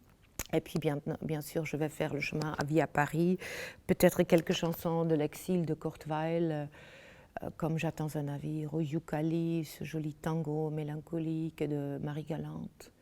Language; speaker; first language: French; non-native, fluent; German